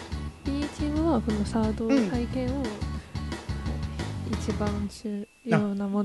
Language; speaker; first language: Japanese; non-native, learner; Korean